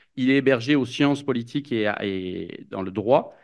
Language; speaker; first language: French; native; French